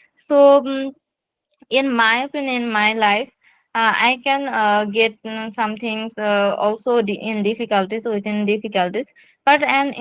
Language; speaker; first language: English; non-native, learner; Bangla